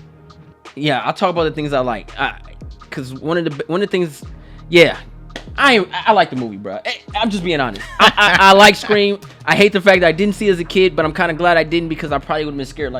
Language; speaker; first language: English; native; English